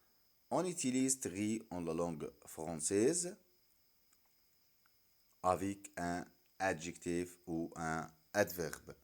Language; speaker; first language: French; non-native, fluent; Arabic